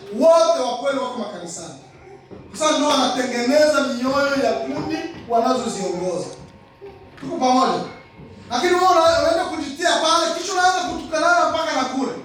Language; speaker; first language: Swahili; non-native, local second language; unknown